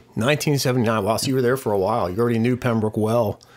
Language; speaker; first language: English; native; English